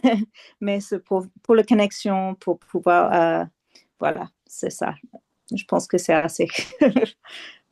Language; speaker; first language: French; non-native, fluent; English